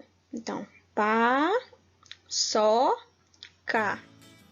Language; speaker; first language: Portuguese; native; Portuguese